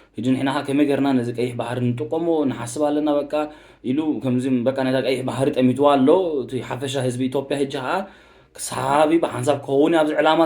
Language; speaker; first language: Tigrinya; early bilingual, heritage; Tigrinya